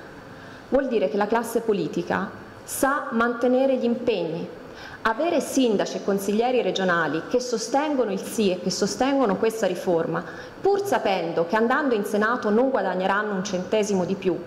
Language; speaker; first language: Italian; native; Italian